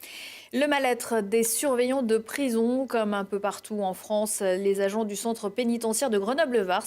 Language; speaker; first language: French; native; French